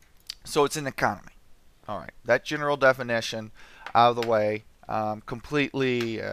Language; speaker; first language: English; native; English